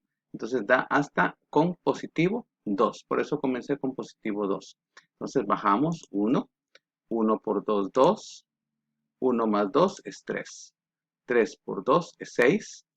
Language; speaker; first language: Spanish; native; Spanish